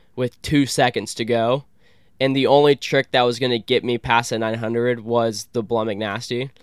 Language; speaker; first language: English; native; English